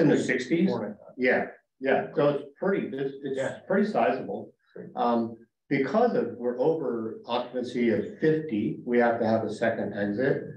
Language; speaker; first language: English; native; English